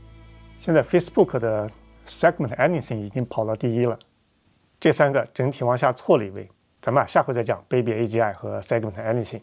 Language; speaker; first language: Chinese; native; Chinese